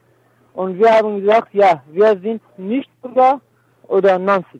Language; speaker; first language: German; non-native, learner; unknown